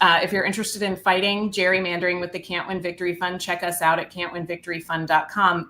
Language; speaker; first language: English; native; English